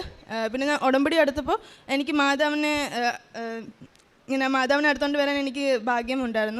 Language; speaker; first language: Malayalam; early bilingual, heritage; Malayalam